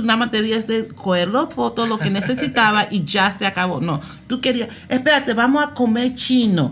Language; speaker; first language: Spanish; early bilingual, heritage; Spanish